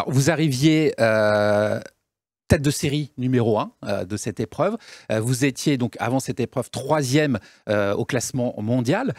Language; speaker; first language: French; native; French